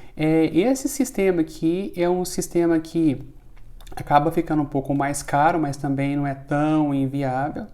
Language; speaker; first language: Portuguese; native; Portuguese